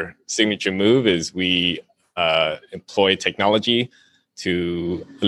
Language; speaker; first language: English; native; English